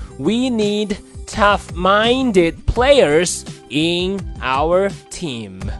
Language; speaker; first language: English; non-native, fluent; Chinese